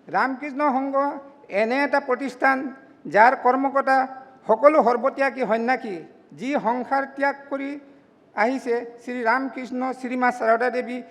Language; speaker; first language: Assamese; non-native, local second language; Mising